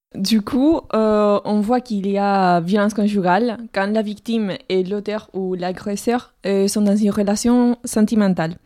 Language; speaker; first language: French; non-native, fluent; Spanish